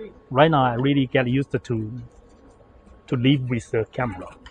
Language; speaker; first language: English; non-native, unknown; Chinese